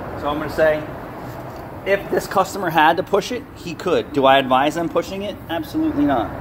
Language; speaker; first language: English; native; English